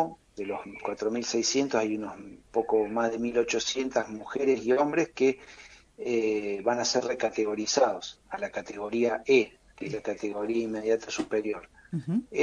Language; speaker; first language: Spanish; native; Spanish